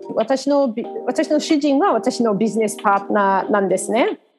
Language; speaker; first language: Japanese; non-native, fluent; English